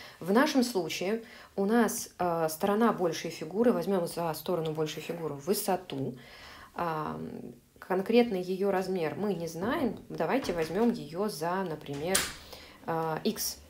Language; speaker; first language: Russian; native; Russian